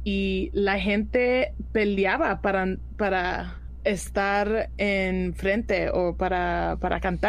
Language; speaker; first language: Spanish; early bilingual, heritage; Spanish